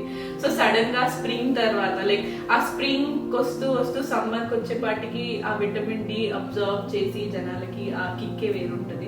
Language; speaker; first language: Telugu; non-native, local second language; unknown